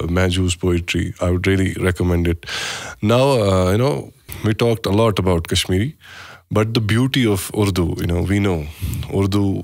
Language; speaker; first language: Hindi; non-native, local second language; Kashmiri